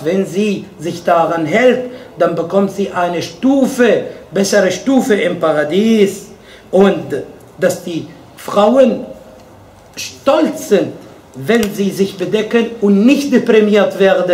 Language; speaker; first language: German; non-native, fluent; Arabic